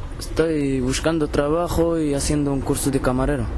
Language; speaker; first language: Spanish; non-native, learner; Arabic